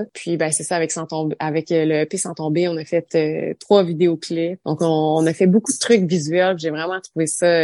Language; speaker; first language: French; native; French